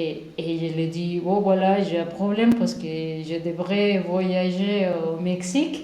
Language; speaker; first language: French; non-native, learner; Spanish